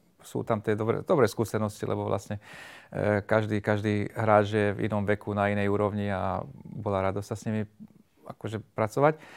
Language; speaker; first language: Slovak; non-native, local second language; Hungarian